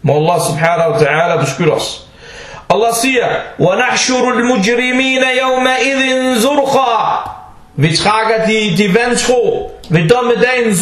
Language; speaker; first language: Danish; early bilingual, other home language; Arabic